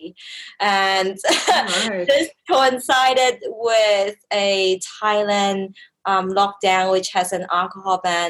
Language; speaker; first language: English; native; English